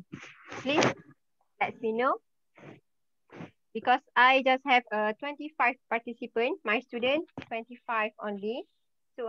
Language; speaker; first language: English; non-native, learner; Malay